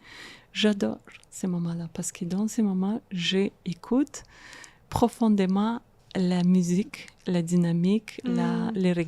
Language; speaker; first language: French; non-native, fluent; Russian